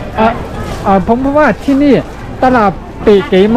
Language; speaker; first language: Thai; non-native, learner; Chinese